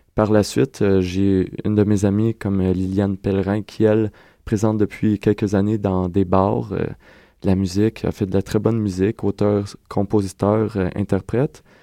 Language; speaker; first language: French; native; French